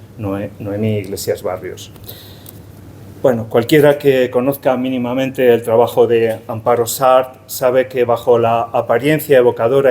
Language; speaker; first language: Spanish; native; Spanish